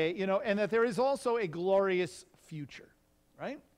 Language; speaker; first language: English; native; English